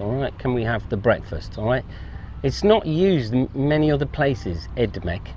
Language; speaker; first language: English; native; English